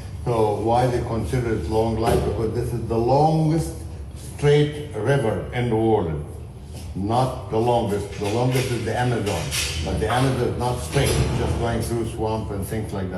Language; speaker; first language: English; non-native, fluent; Arabic